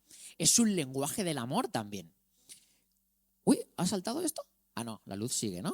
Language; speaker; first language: Spanish; native; Spanish